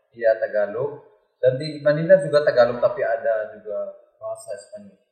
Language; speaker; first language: Indonesian; non-native, learner; Filipino